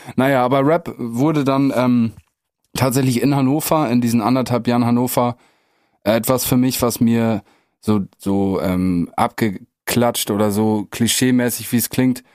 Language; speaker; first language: German; native; German